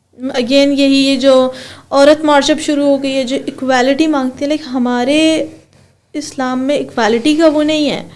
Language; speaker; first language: Urdu; early bilingual, heritage; Urdu